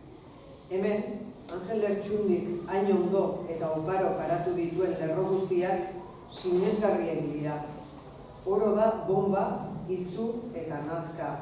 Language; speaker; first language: Basque; native; Basque